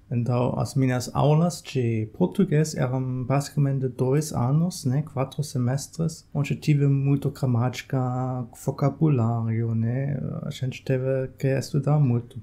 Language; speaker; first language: Portuguese; non-native, fluent; German